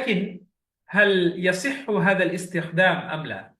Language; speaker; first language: Arabic; non-native, fluent; Bangla